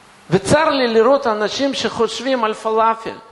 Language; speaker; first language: Hebrew; non-native, fluent; Russian